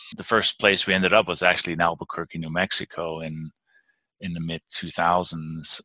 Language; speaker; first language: English; non-native, fluent; Danish